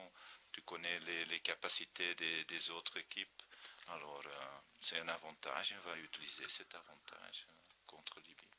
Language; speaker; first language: French; non-native, fluent; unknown